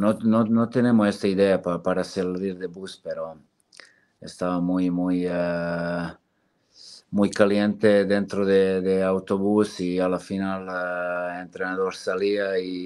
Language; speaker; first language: Spanish; non-native, fluent; Serbian